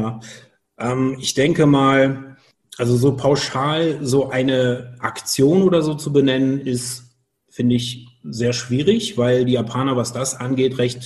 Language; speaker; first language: German; native; German